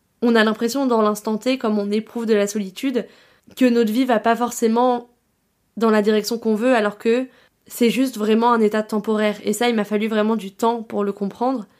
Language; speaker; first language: French; native; French